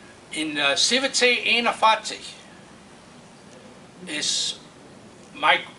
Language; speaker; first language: German; early bilingual, heritage; Pennsylvania German